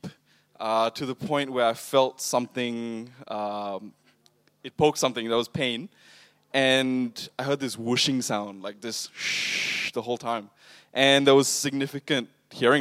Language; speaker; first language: English; non-native, local second language; Tamil